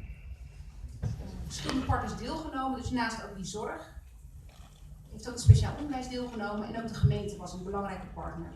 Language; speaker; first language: Dutch; native; Dutch